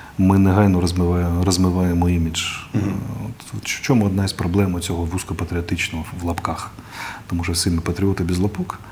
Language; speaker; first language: Ukrainian; non-native, local second language; Russian